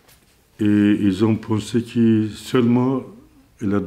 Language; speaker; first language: French; non-native, learner; Azerbaijani